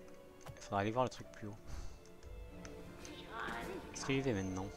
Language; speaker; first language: French; native; French